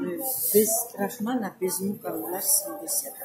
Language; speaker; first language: Russian; non-native, local second language; Georgian